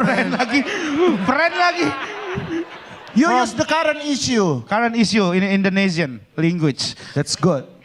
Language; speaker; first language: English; non-native, learner; Indonesian